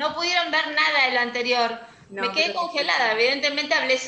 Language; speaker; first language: Spanish; native; Spanish